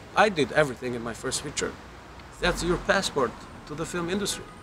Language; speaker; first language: English; non-native, fluent; Albanian